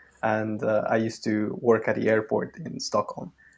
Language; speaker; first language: English; non-native, fluent; Spanish